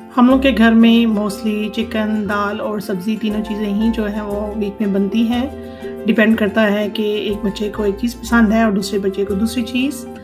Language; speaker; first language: Urdu; native; Urdu